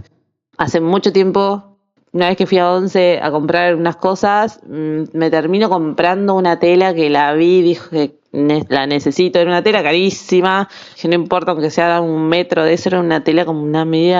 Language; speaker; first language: Spanish; native; Spanish